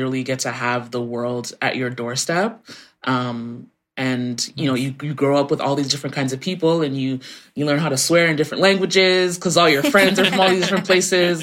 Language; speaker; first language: English; native; English